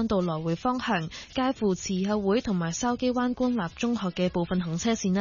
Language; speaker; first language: Cantonese; native; Cantonese